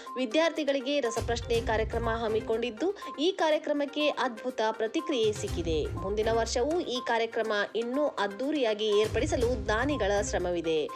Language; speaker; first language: Kannada; native; Kannada